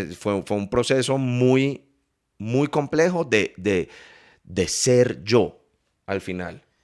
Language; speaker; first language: Spanish; early bilingual, heritage; English